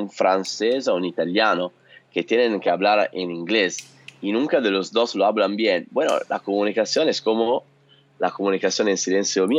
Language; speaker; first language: Spanish; non-native, learner; Italian